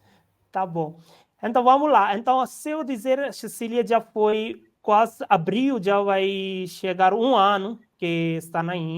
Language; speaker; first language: Portuguese; non-native, learner; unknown